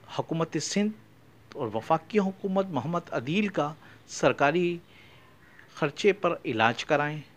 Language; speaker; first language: Urdu; native; Urdu